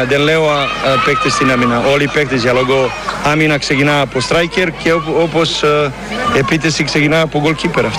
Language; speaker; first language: Greek; non-native, learner; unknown